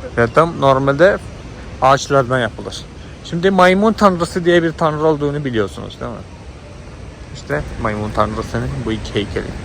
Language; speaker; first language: Turkish; non-native, fluent; Malayalam